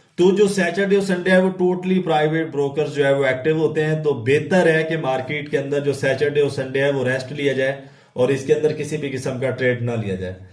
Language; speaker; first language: Urdu; non-native, local second language; Punjabi